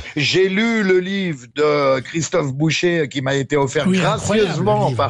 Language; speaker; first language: French; native; French